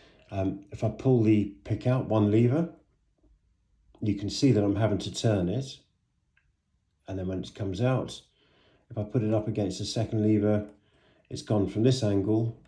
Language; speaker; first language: English; native; English